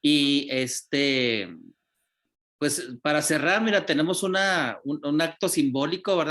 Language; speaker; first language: Spanish; native; Spanish